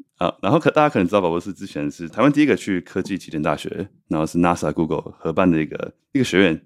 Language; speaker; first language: Chinese; native; Chinese